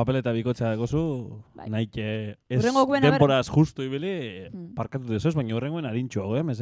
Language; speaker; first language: Basque; native; Basque